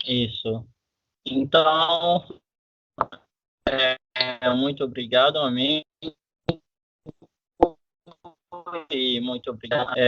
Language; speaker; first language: Portuguese; non-native, fluent; French